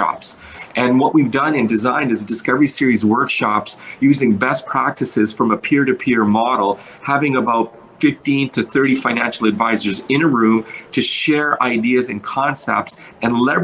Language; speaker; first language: English; early bilingual, other home language; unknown